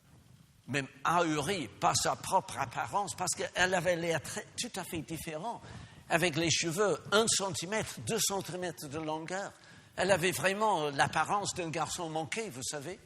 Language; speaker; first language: French; non-native, fluent; English